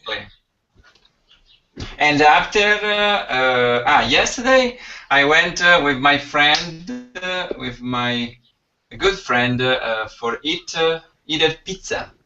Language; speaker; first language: English; non-native, learner; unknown